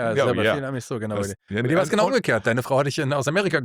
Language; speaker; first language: German; native; German